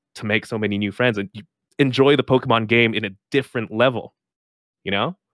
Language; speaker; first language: English; non-native, local second language; Filipino